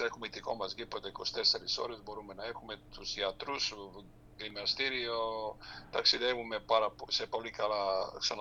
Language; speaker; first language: Greek; non-native, fluent; Serbian